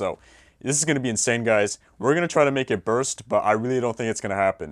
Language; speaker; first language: English; native; English